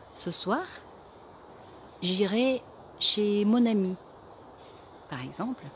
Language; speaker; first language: French; non-native, fluent; Russian